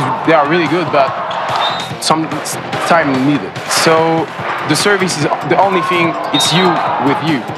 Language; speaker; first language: English; non-native, learner; French